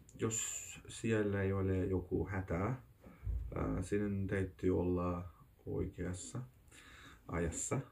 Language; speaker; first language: Finnish; non-native, learner; Turkish